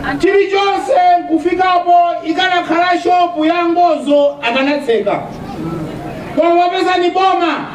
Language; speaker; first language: Nyanja; non-native, local second language; Tumbuka